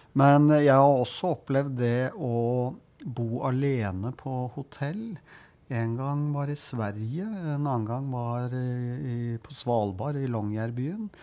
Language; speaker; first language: Norwegian; native; Norwegian